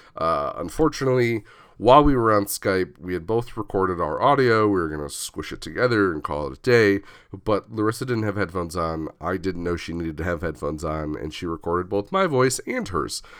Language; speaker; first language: English; native; English